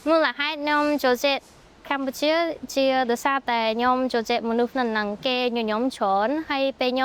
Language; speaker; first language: Khmer; non-native, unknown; Japanese